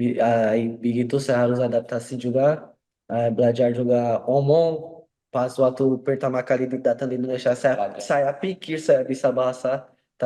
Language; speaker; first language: Indonesian; non-native, learner; Portuguese